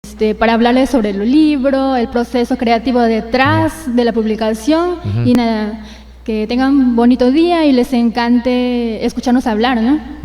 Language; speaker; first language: Spanish; native; Spanish